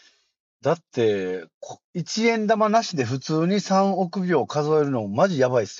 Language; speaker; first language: Japanese; native; Japanese